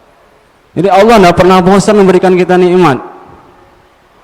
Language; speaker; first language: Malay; non-native, local second language; Sasak